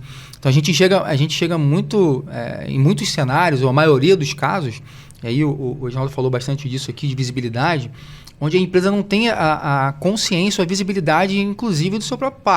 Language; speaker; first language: Portuguese; native; Portuguese